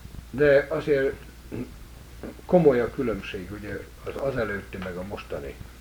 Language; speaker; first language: Hungarian; native; Hungarian